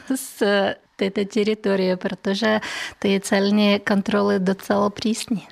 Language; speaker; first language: Czech; non-native, fluent; Russian